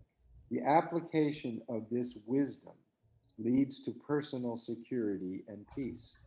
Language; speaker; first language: English; native; English